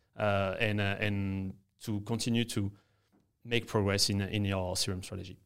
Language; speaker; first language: English; non-native, fluent; French